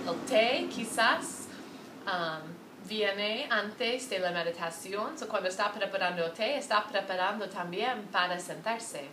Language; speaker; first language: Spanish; non-native, fluent; English